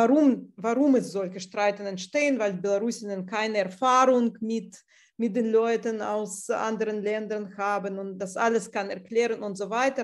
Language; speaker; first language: German; non-native, fluent; Russian